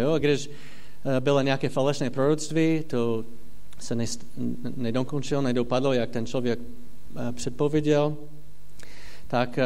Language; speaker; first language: Czech; non-native, fluent; English